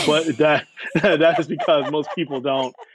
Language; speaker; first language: English; native; English